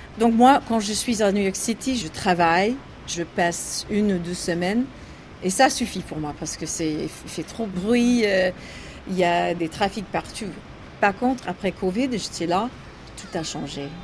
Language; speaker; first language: French; non-native, learner; English